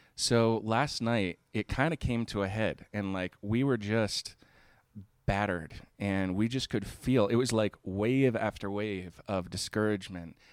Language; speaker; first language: English; native; English